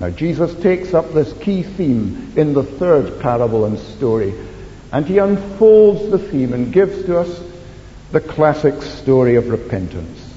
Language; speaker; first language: English; native; English